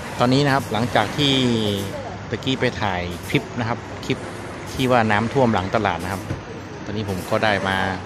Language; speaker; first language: Thai; native; Thai